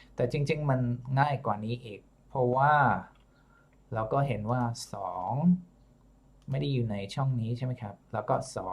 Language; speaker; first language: Thai; non-native, fluent; English